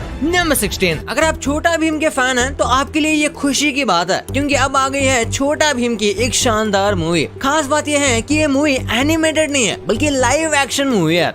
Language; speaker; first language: Hindi; native; Hindi